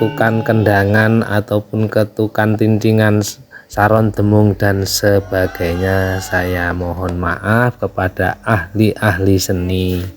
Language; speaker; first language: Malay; non-native, local second language; Javanese